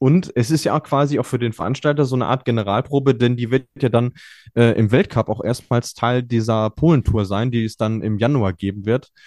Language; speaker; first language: German; native; German